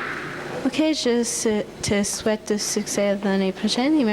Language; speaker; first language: French; non-native, local second language; English